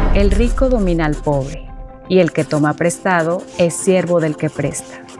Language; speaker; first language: Spanish; native; Spanish